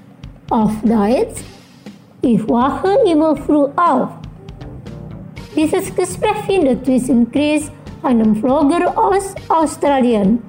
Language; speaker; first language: German; non-native, fluent; Indonesian